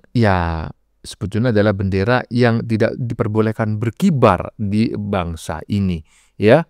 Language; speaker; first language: Indonesian; native; Indonesian